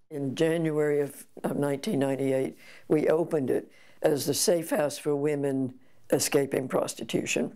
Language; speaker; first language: English; native; English